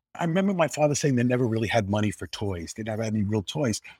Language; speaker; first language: English; native; English